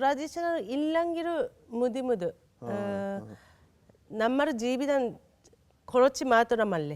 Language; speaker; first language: Malayalam; non-native, learner; Japanese